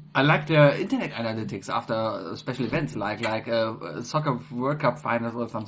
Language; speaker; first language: English; non-native, fluent; German